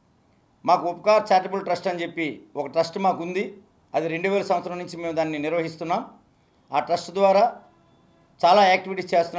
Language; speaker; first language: Telugu; native; Telugu